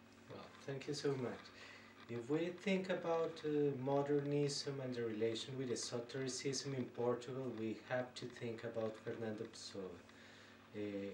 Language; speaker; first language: English; non-native, fluent; Spanish